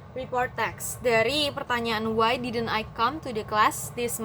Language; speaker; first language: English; non-native, fluent; Indonesian